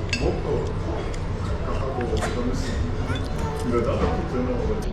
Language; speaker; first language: Korean; native; Korean